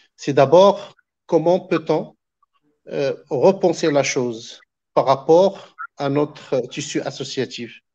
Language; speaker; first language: French; non-native, local second language; Arabic